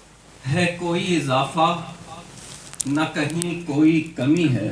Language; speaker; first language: Urdu; native; Urdu